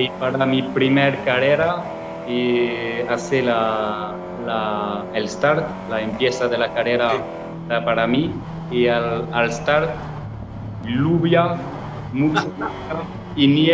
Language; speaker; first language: Spanish; non-native, learner; French